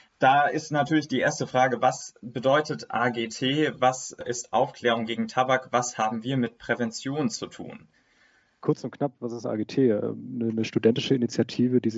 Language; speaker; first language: German; native; German